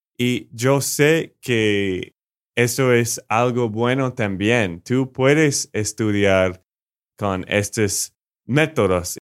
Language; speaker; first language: Spanish; non-native, fluent; English